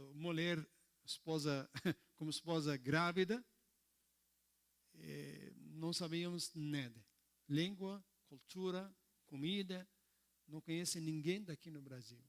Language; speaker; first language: Portuguese; non-native, learner; Arabic